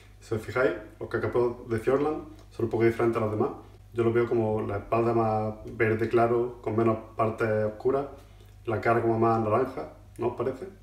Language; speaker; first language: Spanish; native; Spanish